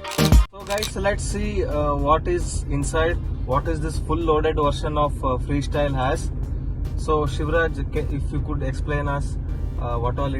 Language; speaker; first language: English; non-native, local second language; Kannada